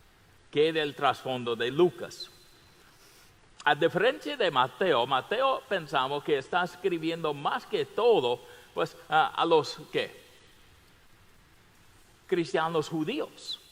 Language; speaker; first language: Spanish; non-native, fluent; English